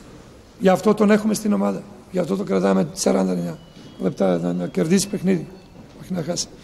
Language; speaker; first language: Greek; non-native, fluent; Serbian